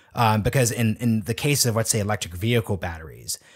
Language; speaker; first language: English; native; English